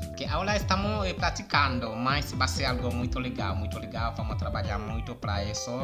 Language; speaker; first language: Portuguese; non-native, learner; Haitian Creole